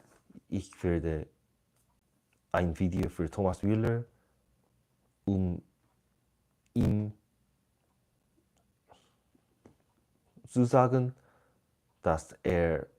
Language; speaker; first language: German; non-native, learner; Korean